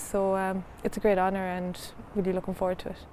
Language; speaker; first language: English; native; English